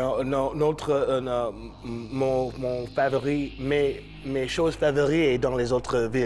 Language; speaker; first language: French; non-native, learner; English